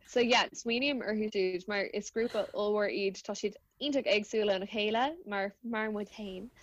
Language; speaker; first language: Irish; native; Irish